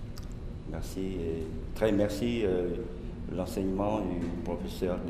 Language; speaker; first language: French; non-native, learner; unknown